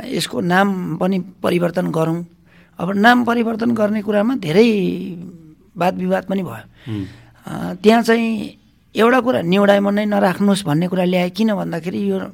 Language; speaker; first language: Nepali; non-native, local second language; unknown